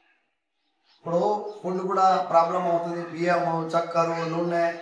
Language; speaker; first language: Telugu; non-native, local second language; Hindi